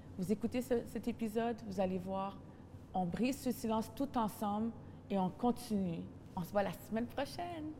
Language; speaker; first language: French; native; French